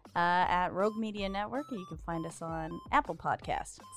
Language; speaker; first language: English; native; English